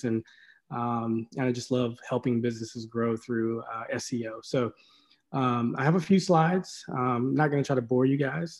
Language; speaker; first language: English; native; English